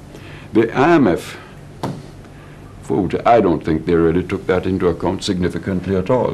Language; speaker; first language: English; native; English